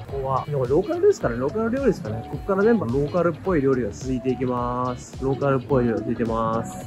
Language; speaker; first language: Japanese; native; Japanese